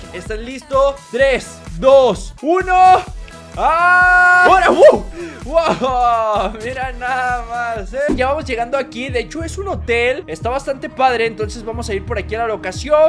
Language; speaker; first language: Spanish; native; Spanish